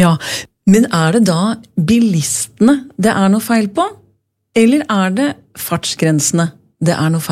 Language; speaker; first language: Norwegian; native; Norwegian